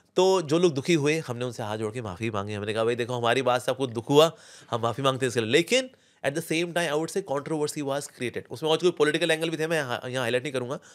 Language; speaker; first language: Hindi; native; Hindi